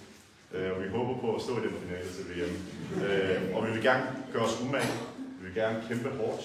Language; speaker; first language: Danish; native; Danish